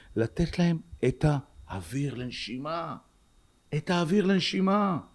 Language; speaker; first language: Hebrew; native; Hebrew